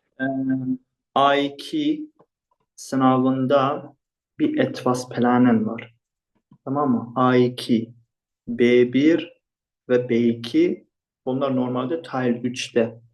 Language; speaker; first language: Turkish; non-native, fluent; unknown